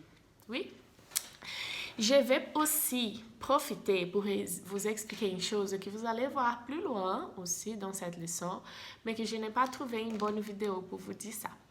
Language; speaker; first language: French; non-native, fluent; Portuguese